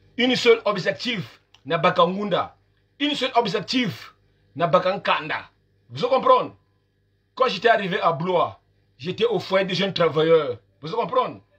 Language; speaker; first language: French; non-native, local second language; Lingala